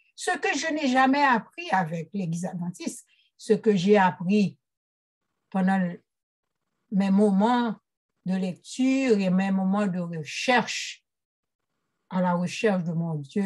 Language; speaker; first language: French; non-native, local second language; Haitian Creole